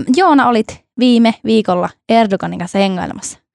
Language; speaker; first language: Finnish; native; Finnish